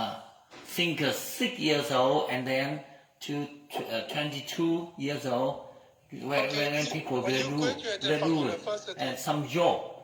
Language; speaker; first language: English; non-native, learner; Vietnamese